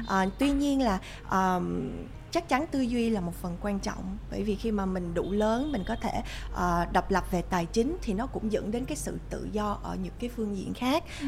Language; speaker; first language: Vietnamese; early bilingual, heritage; Vietnamese